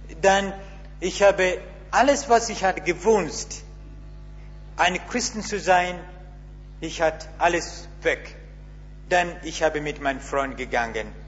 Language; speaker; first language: German; non-native, learner; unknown